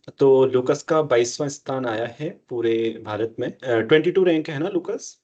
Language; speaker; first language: Hindi; native; Hindi